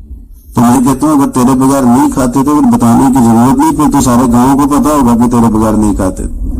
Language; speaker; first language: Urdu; non-native, local second language; Punjabi